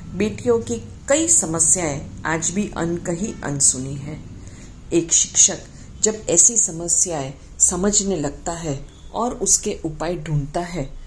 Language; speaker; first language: Hindi; non-native, local second language; Gujarati